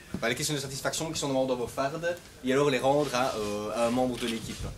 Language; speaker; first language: French; native; French